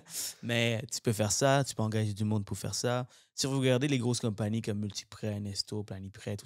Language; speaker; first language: French; native; French